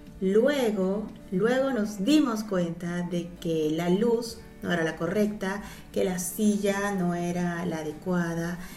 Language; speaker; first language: Spanish; native; Spanish